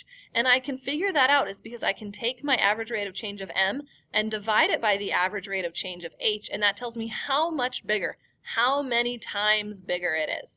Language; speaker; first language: English; native; English